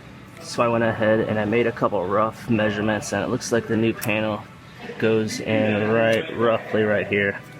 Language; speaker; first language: English; native; English